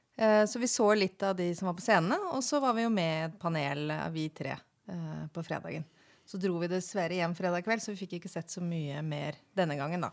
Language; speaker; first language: Norwegian; native; Norwegian